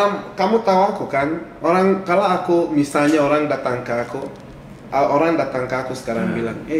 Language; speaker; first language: Indonesian; non-native, fluent; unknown